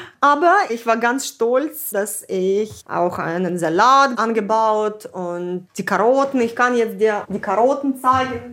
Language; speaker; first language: German; non-native, fluent; Ukrainian